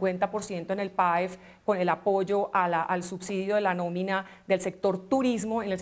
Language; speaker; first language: Spanish; native; Spanish